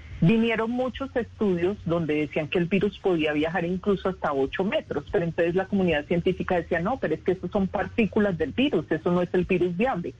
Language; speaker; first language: Spanish; native; Spanish